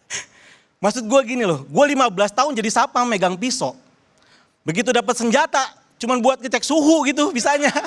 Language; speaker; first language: Indonesian; native; Indonesian